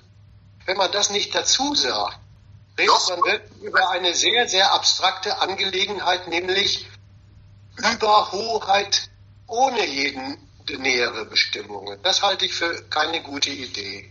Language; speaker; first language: German; native; German